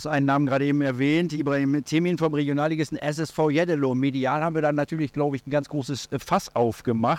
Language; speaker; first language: German; native; German